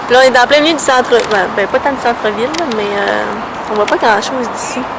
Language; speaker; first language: French; early bilingual, other home language; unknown